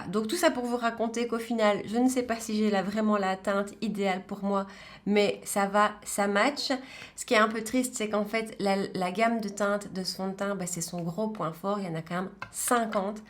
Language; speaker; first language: French; native; French